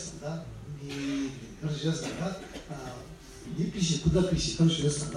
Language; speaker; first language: Russian; non-native, learner; Tibetan